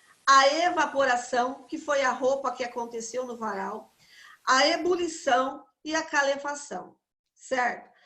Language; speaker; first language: Portuguese; native; Portuguese